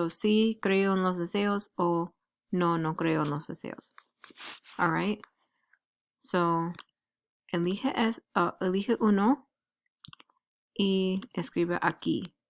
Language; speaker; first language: Spanish; non-native, learner; English